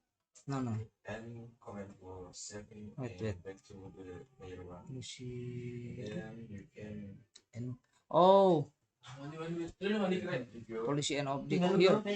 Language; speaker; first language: English; non-native, learner; Indonesian